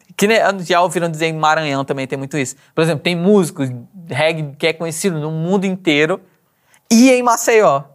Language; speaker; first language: Portuguese; native; Portuguese